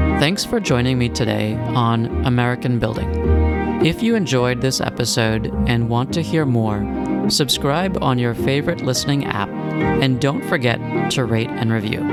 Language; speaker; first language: English; native; English